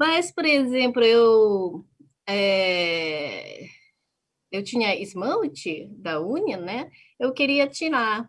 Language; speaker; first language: Portuguese; non-native, fluent; Japanese